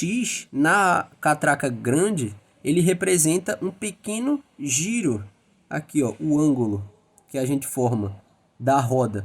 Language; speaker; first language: Portuguese; native; Portuguese